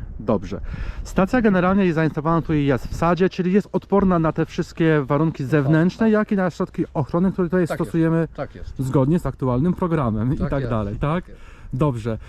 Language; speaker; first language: Polish; native; Polish